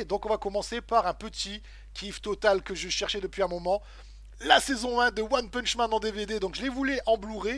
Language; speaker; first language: French; native; French